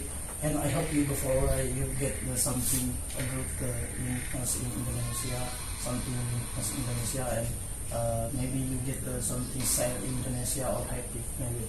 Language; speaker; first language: English; non-native, learner; Indonesian